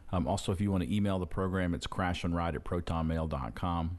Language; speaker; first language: English; native; English